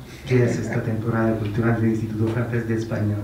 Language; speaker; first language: Spanish; non-native, fluent; French